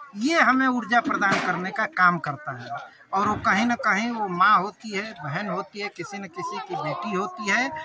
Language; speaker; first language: Hindi; native; Hindi